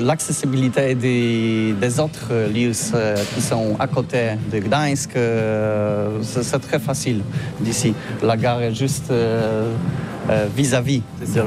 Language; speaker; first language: French; non-native, learner; Polish